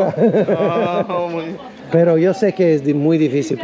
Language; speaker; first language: Spanish; non-native, learner; English